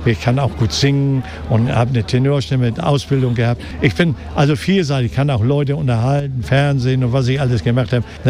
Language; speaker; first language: German; native; German